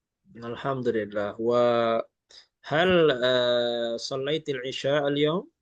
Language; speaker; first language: Arabic; non-native, fluent; Malay